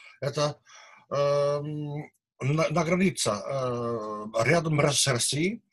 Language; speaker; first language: Russian; non-native, learner; Dutch